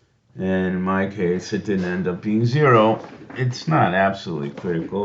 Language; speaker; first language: English; native; English